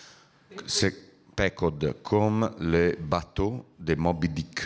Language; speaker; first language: French; non-native, learner; Italian